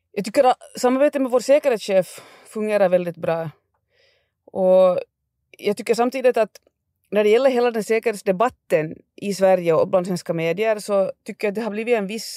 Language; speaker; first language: Swedish; native; Swedish